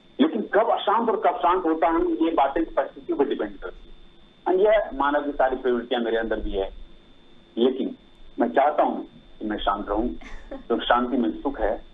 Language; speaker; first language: Hindi; non-native, local second language; Maithili